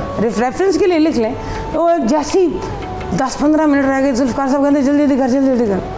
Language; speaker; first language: Urdu; non-native, local second language; Punjabi